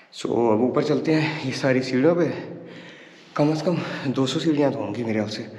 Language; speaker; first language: Urdu; non-native, local second language; Punjabi